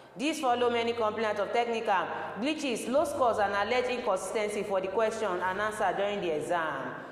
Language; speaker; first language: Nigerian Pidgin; non-native, local second language; Yoruba